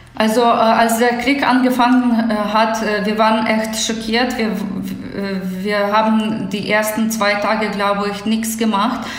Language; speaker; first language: German; non-native, fluent; Ukrainian